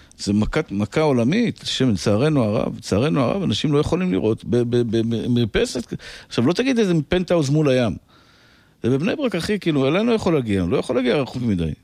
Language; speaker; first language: Hebrew; native; Hebrew